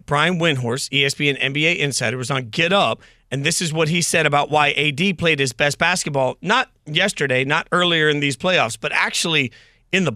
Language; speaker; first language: English; native; English